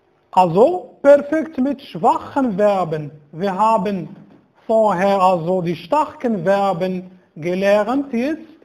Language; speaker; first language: German; non-native, fluent; Arabic